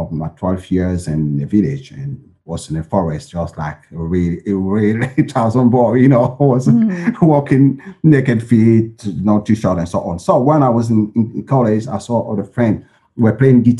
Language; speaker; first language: English; non-native, local second language; French